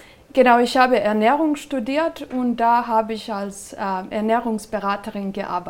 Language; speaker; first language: German; non-native, fluent; Serbian